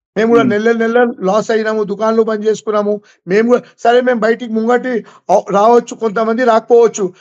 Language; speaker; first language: Telugu; non-native, local second language; Gujarati